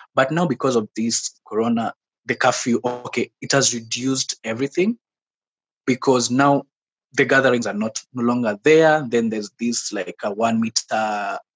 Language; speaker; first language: English; non-native, local second language; Swahili